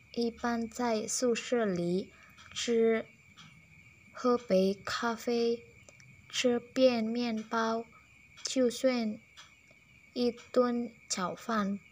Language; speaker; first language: Chinese; non-native, learner; Indonesian